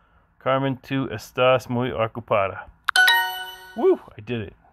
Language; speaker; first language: Spanish; non-native, learner; English